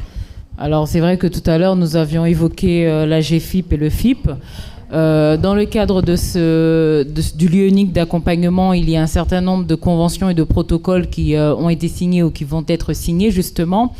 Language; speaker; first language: French; native; French